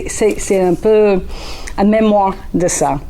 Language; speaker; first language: French; non-native, learner; English